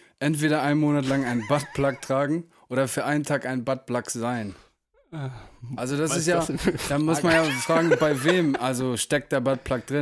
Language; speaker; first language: German; native; German